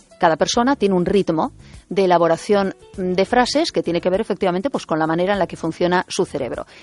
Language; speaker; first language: Spanish; native; Spanish